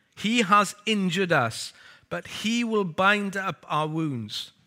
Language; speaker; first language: English; native; English